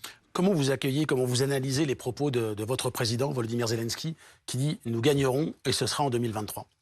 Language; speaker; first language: French; native; French